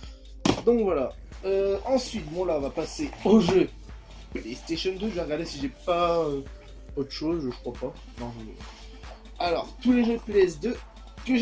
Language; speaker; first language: French; native; French